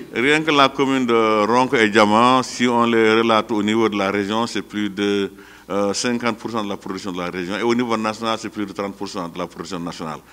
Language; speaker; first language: French; non-native, local second language; Wolof